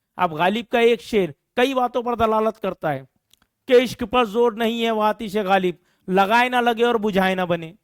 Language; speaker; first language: Urdu; native; Urdu